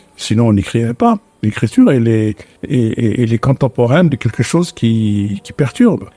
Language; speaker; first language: French; non-native, local second language; Arabic